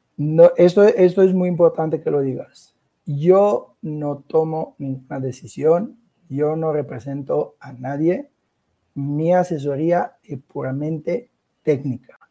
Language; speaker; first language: Spanish; non-native, fluent; Italian